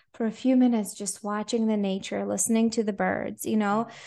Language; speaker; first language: English; non-native, fluent; Russian